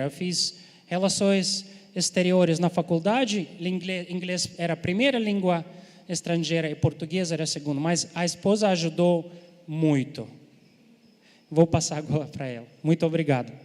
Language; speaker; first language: Portuguese; non-native, fluent; Ukrainian